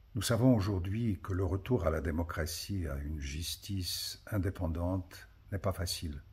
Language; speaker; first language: French; early bilingual, other home language; Polish